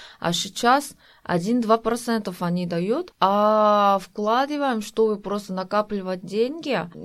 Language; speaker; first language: Russian; non-native, fluent; Korean